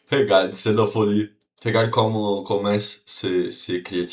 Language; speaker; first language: French; non-native, learner; Portuguese